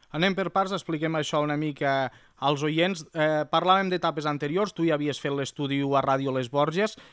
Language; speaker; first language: Catalan; native; Catalan